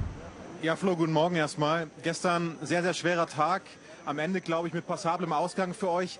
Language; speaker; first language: German; native; German